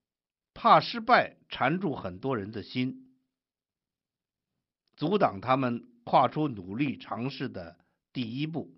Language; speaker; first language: Chinese; native; Chinese